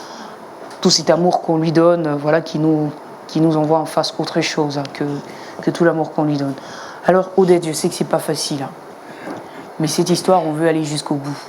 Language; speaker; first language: French; native; French